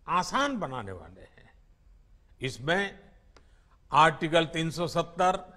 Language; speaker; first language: Hindi; non-native, local second language; Gujarati